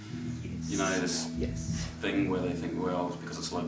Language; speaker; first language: English; native; English